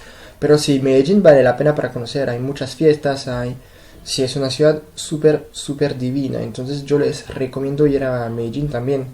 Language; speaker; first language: Spanish; non-native, fluent; French